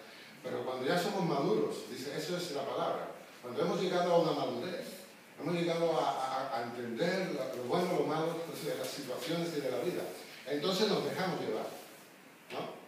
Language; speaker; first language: Spanish; native; Spanish